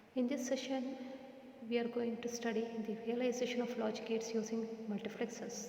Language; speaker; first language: English; non-native, local second language; Kannada